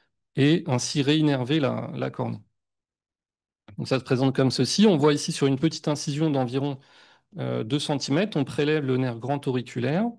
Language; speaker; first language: French; native; French